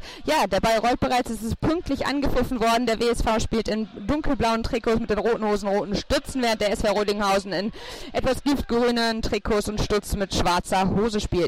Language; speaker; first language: German; native; German